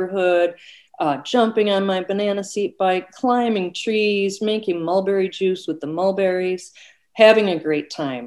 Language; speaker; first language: English; native; English